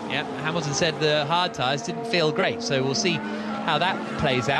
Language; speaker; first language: English; native; English